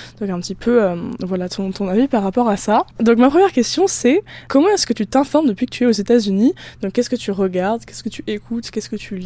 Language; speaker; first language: French; native; French